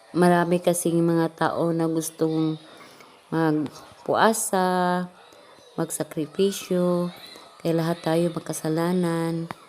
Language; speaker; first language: Filipino; non-native, local second language; Cebuano